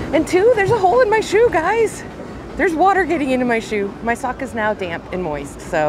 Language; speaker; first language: English; native; English